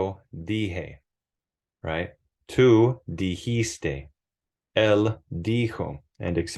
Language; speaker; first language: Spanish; non-native, fluent; English